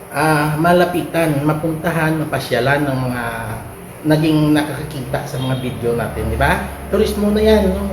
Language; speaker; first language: Filipino; non-native, local second language; Hiligaynon